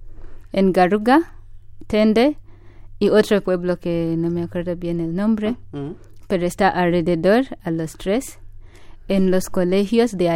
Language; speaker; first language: Spanish; non-native, fluent; Ganda